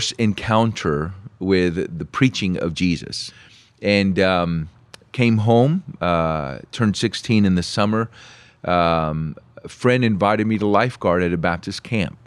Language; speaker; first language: English; early bilingual, other home language; Spanish